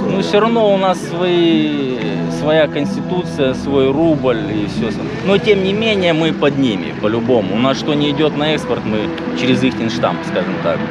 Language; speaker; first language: Russian; native; Russian